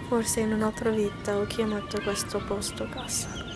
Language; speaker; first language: Italian; non-native, learner; English